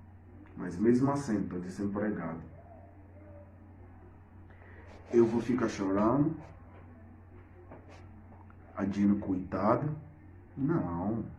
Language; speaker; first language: Portuguese; non-native, fluent; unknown